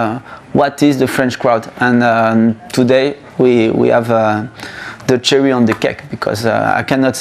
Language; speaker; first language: English; non-native, fluent; French